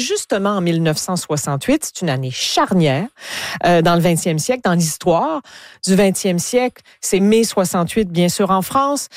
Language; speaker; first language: French; native; French